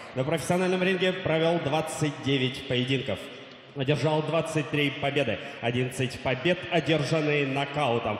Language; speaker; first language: Russian; native; Russian